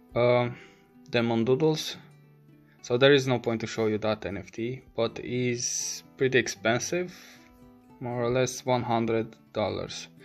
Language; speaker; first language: English; non-native, fluent; Romanian